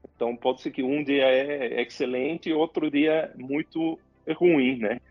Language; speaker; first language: Portuguese; non-native, fluent; Swedish